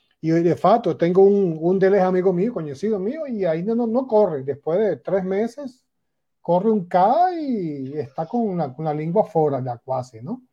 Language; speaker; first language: Spanish; non-native, learner; Portuguese